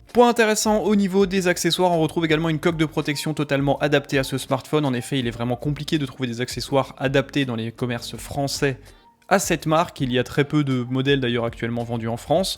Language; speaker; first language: French; native; French